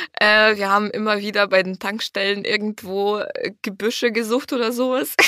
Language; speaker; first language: German; non-native, fluent; Ukrainian